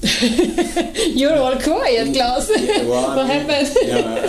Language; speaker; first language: English; non-native, fluent; Swedish